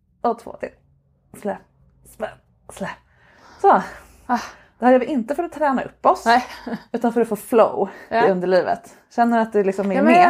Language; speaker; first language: Swedish; native; Swedish